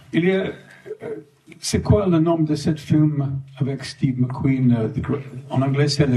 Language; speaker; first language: French; non-native, fluent; English